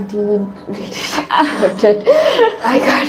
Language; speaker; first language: English; non-native, learner; Sinhala